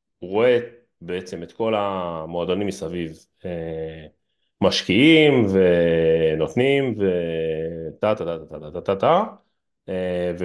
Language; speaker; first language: Hebrew; native; Hebrew